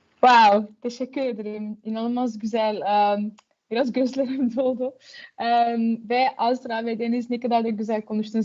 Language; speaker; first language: Turkish; early bilingual, heritage; Turkish